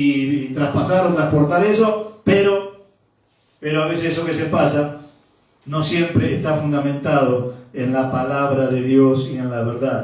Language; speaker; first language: Spanish; native; Spanish